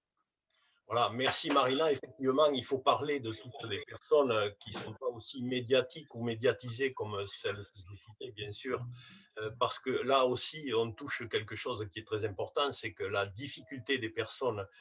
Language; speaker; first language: French; native; French